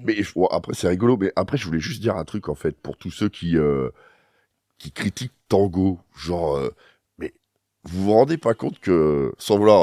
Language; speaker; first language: French; native; French